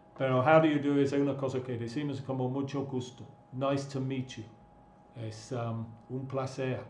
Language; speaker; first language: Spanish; non-native, fluent; English